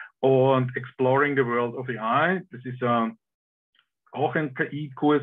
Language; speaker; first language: German; native; German